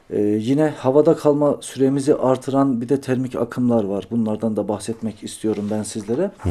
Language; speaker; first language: Turkish; native; Turkish